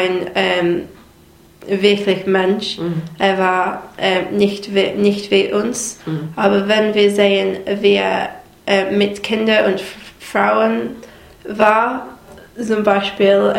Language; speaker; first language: German; non-native, learner; English